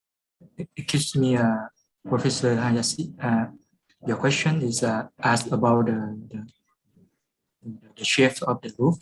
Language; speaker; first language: English; non-native, fluent; Lao